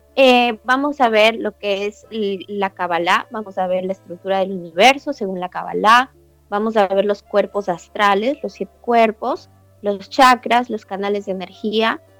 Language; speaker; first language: Spanish; native; Spanish